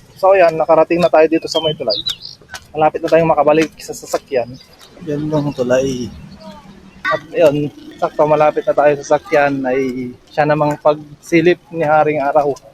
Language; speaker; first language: Filipino; non-native, local second language; Iloko